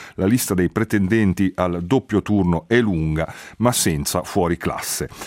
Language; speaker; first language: Italian; native; Italian